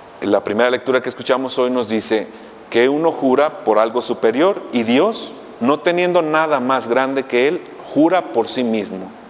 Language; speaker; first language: Spanish; native; Spanish